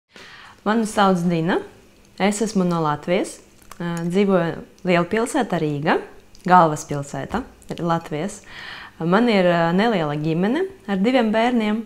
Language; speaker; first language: Latvian; non-native, local second language; Russian